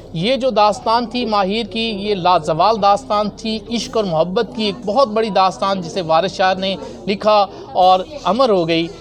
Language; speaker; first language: Urdu; non-native, local second language; Punjabi